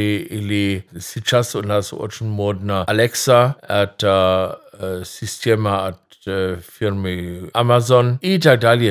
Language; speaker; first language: Russian; non-native, fluent; German